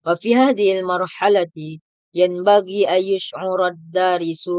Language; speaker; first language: Arabic; non-native, learner; Indonesian